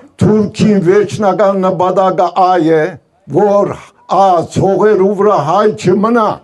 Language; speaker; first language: Armenian; non-native, local second language; Turkish